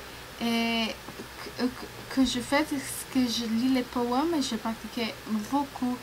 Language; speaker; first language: French; non-native, learner; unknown